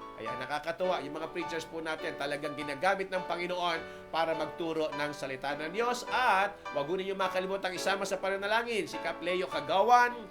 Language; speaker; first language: Filipino; native; Filipino